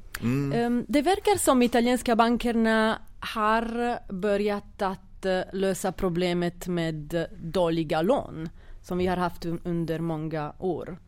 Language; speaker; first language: Swedish; non-native, fluent; Italian